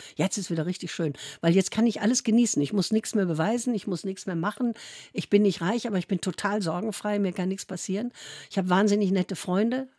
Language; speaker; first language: German; native; German